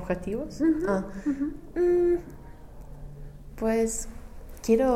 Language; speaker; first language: Spanish; non-native, fluent; English